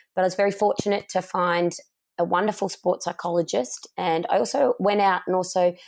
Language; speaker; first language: English; native; English